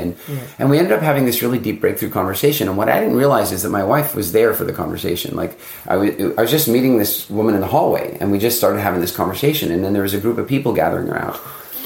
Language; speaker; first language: English; native; English